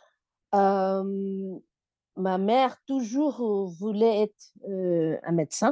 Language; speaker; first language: French; non-native, fluent; Bangla